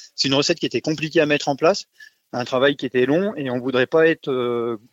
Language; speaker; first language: French; native; French